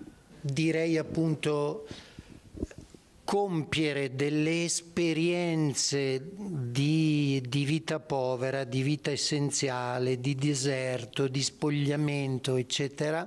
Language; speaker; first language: Italian; native; Italian